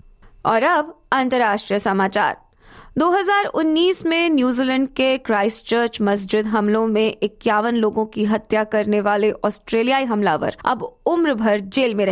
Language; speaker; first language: Hindi; native; Hindi